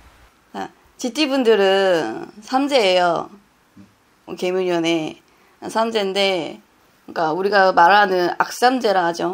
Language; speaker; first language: Korean; native; Korean